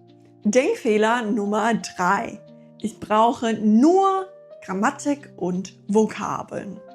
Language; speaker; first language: German; non-native, fluent; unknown